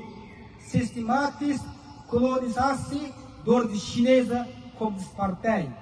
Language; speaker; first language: Dutch; non-native, fluent; Uyghur